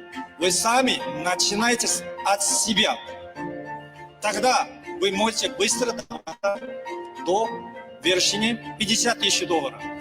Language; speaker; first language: Russian; non-native, learner; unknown